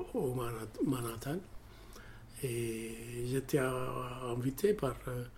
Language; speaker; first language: French; non-native, fluent; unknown